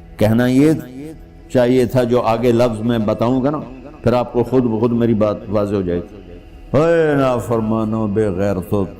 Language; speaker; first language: Urdu; non-native, local second language; Punjabi